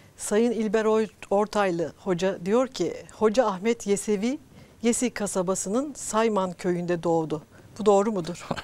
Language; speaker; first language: Turkish; native; Turkish